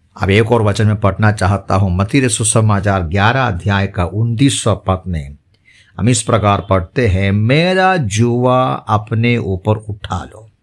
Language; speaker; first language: Hindi; non-native, local second language; Malayalam